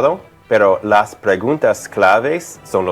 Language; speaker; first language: Spanish; non-native, fluent; English